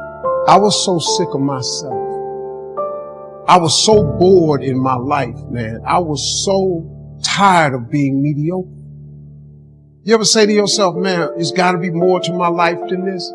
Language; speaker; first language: English; native; English